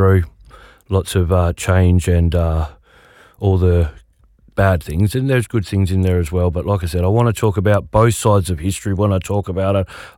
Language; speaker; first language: English; native; English